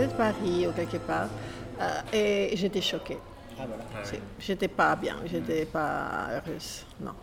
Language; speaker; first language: French; non-native, fluent; Italian